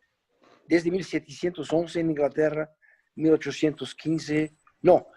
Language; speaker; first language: Spanish; non-native, fluent; Portuguese